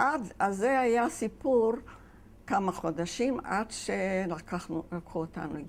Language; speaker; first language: Hebrew; non-native, fluent; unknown